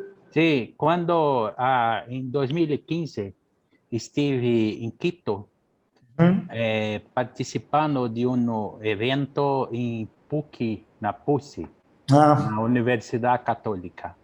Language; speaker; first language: Spanish; non-native, learner; Portuguese